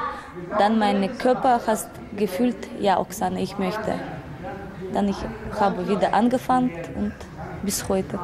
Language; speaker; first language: German; non-native, learner; Russian